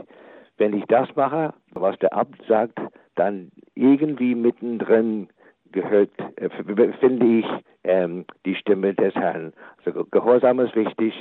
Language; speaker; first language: German; non-native, fluent; English